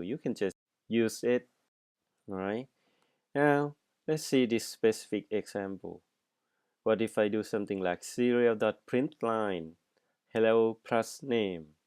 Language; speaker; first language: English; non-native, fluent; Thai